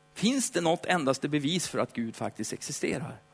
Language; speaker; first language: Swedish; native; Swedish